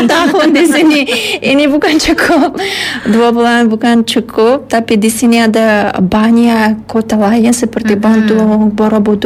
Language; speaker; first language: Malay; non-native, learner; Uzbek